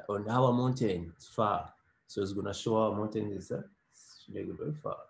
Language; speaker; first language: English; non-native, learner; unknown